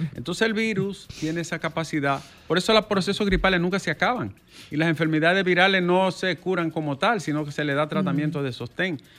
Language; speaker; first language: Spanish; native; Spanish